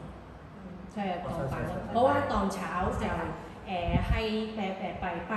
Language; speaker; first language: Thai; non-native, learner; Cantonese